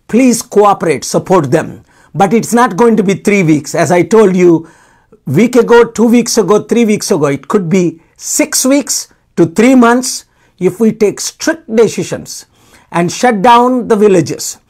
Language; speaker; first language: English; non-native, local second language; Telugu